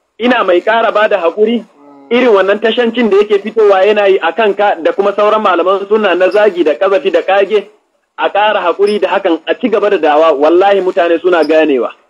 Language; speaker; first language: Hausa; non-native, local second language; Fula